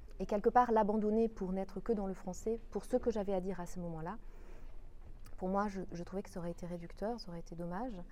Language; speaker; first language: French; non-native, local second language; Kinyarwanda